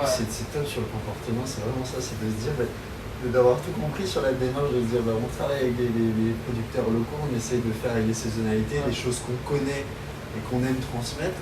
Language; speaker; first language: French; native; French